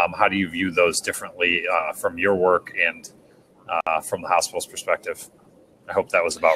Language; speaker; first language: English; native; English